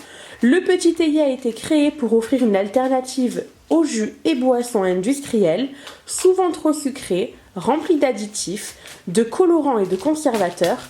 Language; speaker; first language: French; native; French